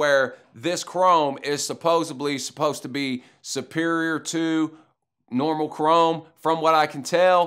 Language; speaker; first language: English; native; English